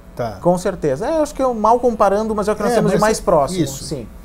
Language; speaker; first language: Portuguese; native; Portuguese